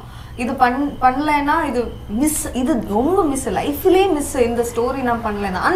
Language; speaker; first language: Tamil; non-native, local second language; Malayalam